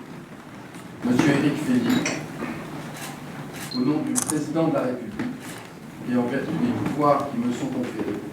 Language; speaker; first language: French; native; French